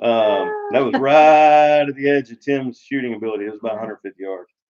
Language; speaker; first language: English; native; English